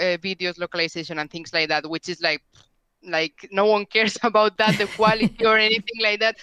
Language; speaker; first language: English; non-native, fluent; Spanish